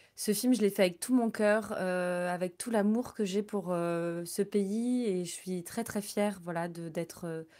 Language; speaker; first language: French; native; French